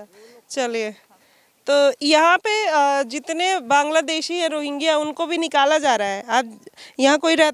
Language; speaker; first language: Hindi; native; Hindi